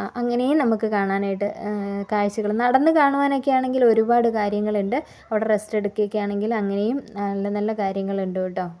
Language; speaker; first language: Malayalam; native; Malayalam